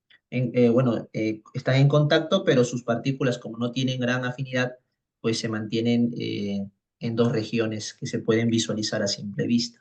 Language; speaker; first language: Spanish; native; Spanish